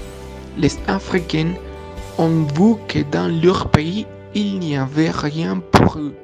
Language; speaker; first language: French; non-native, learner; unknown